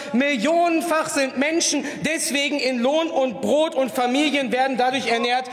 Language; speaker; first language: German; native; German